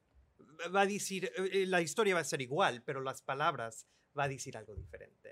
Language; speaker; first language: Spanish; early bilingual, other home language; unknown